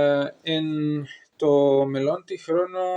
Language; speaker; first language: Greek; non-native, learner; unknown